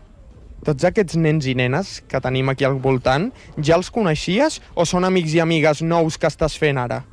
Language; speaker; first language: Catalan; native; Catalan